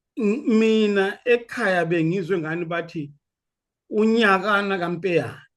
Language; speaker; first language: Zulu; native; Zulu